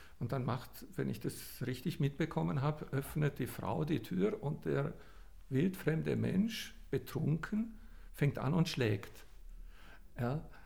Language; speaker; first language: German; native; German